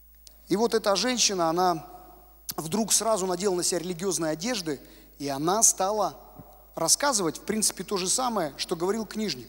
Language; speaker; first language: Russian; native; Russian